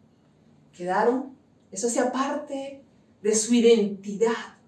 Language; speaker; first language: Spanish; native; Spanish